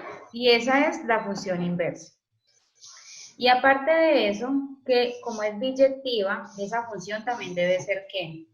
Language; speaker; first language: Spanish; native; Spanish